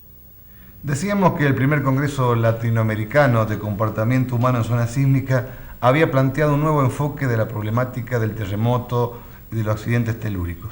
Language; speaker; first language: Spanish; native; Spanish